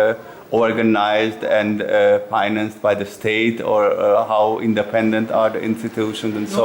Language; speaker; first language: English; non-native, fluent; Hungarian